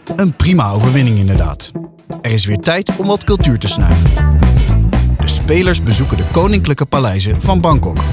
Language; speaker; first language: Dutch; native; Dutch